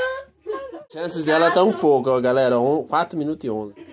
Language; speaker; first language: Portuguese; native; Portuguese